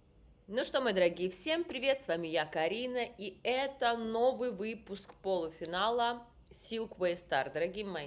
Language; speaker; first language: Russian; native; Russian